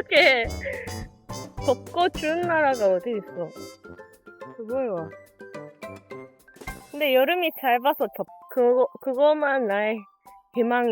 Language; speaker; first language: Korean; non-native, fluent; Japanese